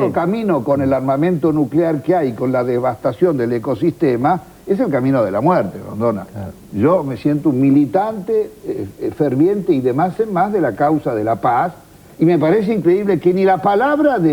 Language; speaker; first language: Spanish; native; Spanish